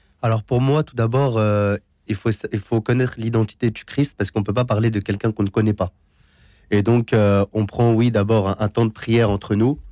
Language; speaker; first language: French; early bilingual, other home language; Syriac